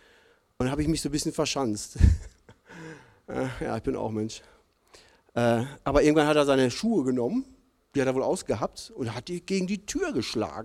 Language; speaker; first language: German; native; German